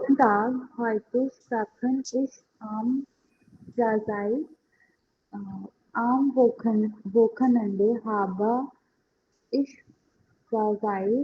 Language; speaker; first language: German; non-native, learner; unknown